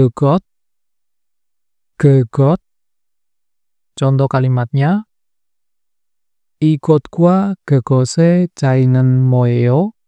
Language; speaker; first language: Korean; non-native, fluent; Indonesian